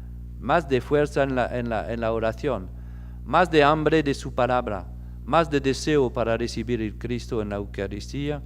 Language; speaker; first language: Spanish; non-native, fluent; French